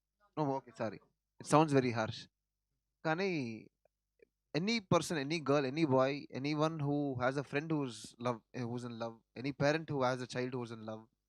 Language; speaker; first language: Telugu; non-native, learner; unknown